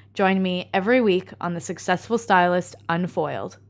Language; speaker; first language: English; native; English